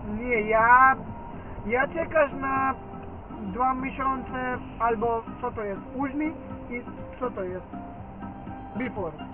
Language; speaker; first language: Polish; non-native, learner; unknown